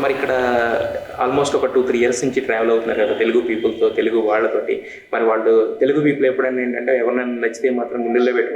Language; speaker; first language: Telugu; native; Telugu